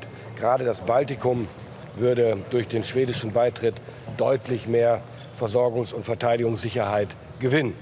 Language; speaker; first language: German; native; German